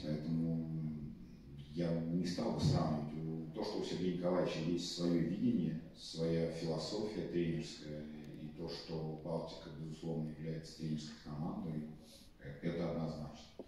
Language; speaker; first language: Russian; native; Russian